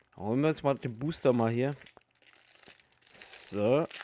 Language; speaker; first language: German; native; German